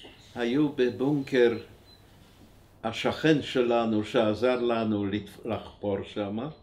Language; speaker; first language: Hebrew; non-native, fluent; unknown